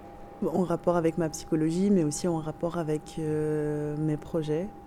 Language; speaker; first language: French; non-native, local second language; Arabic